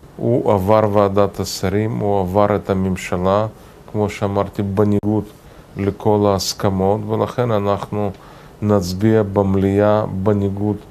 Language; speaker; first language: Hebrew; early bilingual, other home language; Russian